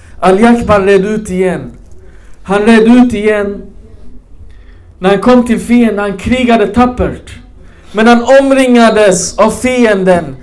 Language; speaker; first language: Swedish; early bilingual, other home language; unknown